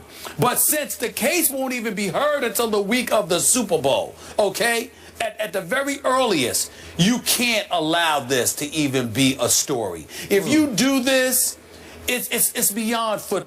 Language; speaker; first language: English; native; English